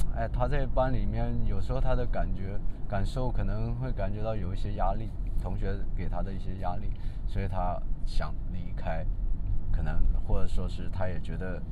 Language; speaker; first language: Chinese; native; Chinese